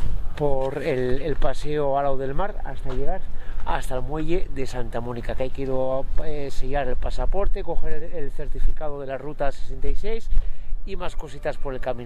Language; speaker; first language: Spanish; native; Spanish